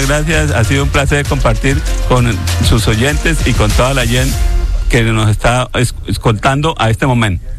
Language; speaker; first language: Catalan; non-native, learner; Spanish